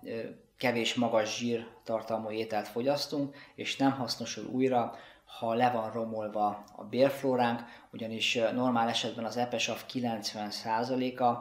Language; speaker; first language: Hungarian; native; Hungarian